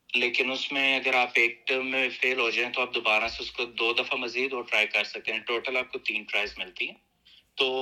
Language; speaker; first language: Urdu; native; Urdu